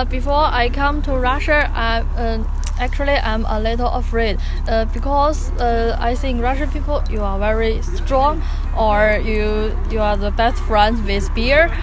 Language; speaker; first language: English; non-native, learner; Chinese